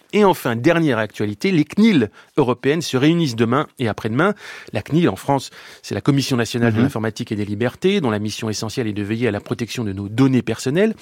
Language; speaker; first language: French; native; French